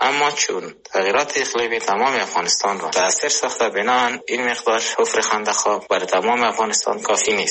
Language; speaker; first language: Persian; native; Persian